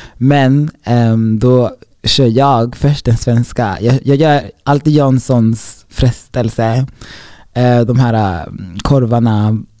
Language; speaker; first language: Swedish; early bilingual, other home language; Rundi